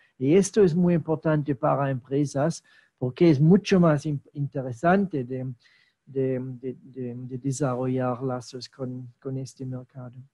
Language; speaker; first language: Spanish; non-native, fluent; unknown